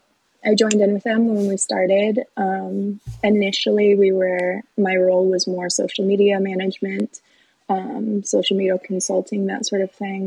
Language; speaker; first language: English; native; English